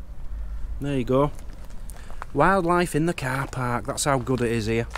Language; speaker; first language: English; native; English